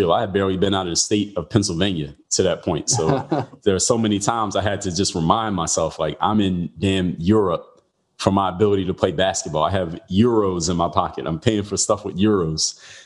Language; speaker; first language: English; native; English